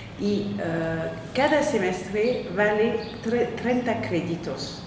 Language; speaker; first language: Spanish; non-native, fluent; French